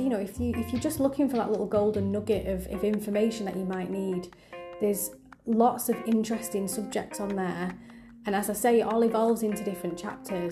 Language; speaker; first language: English; native; English